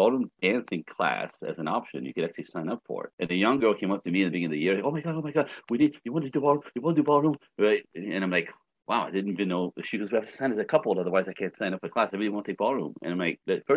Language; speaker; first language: English; native; English